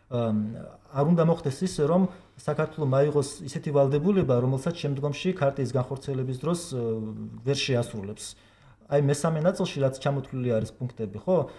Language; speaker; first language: Georgian; non-native, local second language; Kurdish